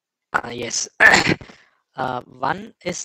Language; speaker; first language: German; non-native, learner; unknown